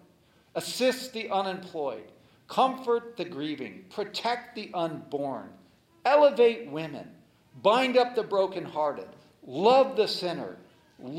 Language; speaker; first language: English; native; English